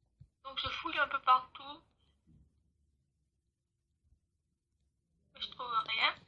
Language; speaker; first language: French; native; French